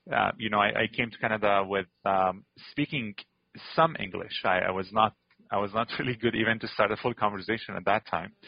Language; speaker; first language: English; non-native, fluent; Arabic